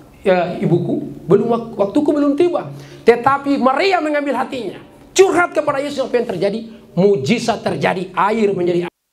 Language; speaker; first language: Indonesian; native; Indonesian